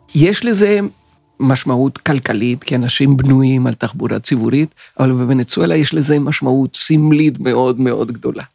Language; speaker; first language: Hebrew; non-native, fluent; Spanish